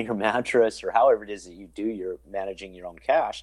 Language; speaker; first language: English; native; English